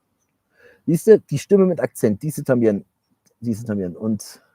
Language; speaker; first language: German; native; German